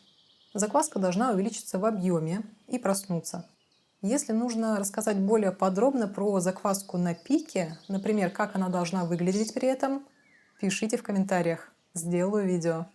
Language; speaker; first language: Russian; native; Russian